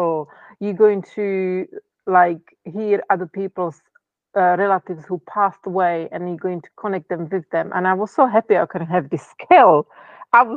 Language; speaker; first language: English; non-native, fluent; Czech